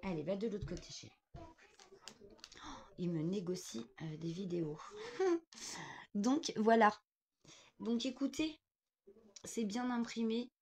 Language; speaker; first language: French; native; French